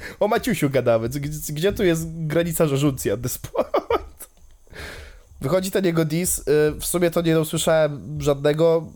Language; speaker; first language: Polish; native; Polish